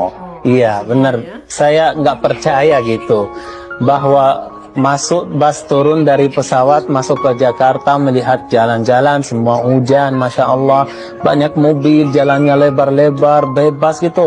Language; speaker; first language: Indonesian; non-native, fluent; Arabic